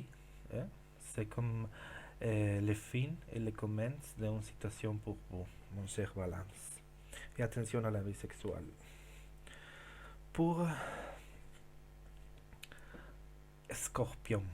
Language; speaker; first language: French; non-native, learner; Spanish